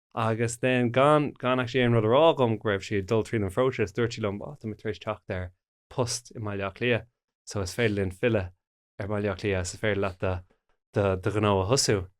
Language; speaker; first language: Irish; non-native, local second language; English